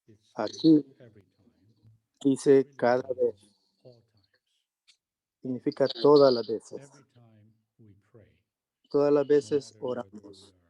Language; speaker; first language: Spanish; non-native, learner; English